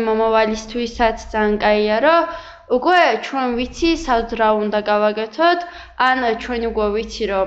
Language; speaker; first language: Georgian; non-native, local second language; Azerbaijani